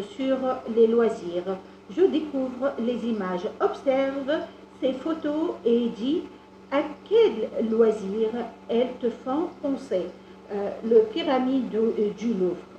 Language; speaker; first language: French; non-native, local second language; Arabic